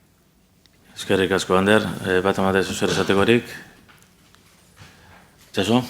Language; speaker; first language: Basque; native; Basque